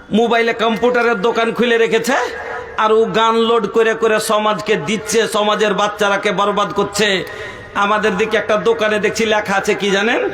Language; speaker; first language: Bangla; non-native, local second language; Bhojpuri